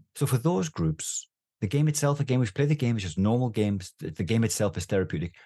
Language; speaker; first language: English; native; English